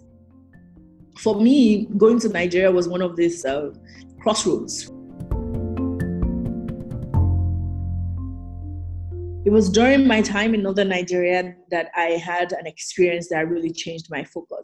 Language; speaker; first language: English; non-native, local second language; Yoruba